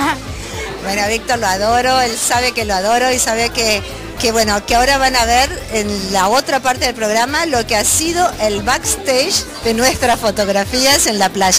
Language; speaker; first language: Spanish; native; Spanish